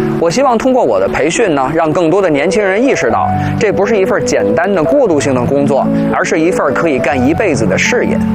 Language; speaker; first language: Chinese; native; Chinese